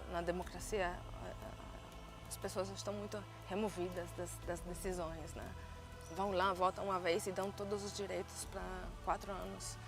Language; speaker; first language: Portuguese; non-native, fluent; German